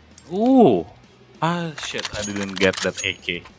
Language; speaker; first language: English; non-native, learner; Sundanese